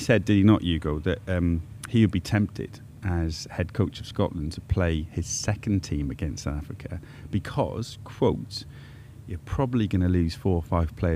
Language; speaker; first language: English; native; English